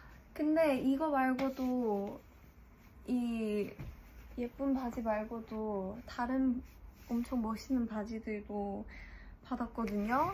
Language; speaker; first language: Korean; early bilingual, heritage; English